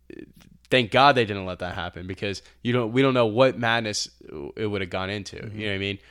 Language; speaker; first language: English; early bilingual, other home language; Albanian